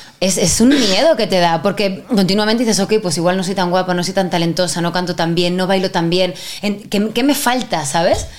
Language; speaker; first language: Spanish; native; Spanish